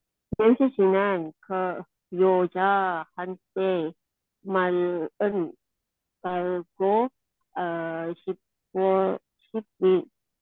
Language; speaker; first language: Korean; non-native, learner; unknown